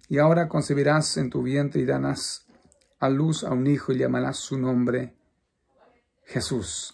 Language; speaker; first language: Spanish; non-native, fluent; Portuguese